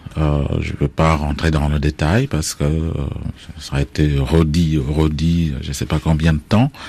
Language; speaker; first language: French; non-native, fluent; Acoli